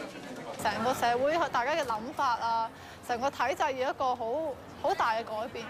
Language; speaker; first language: Chinese; non-native, local second language; Cantonese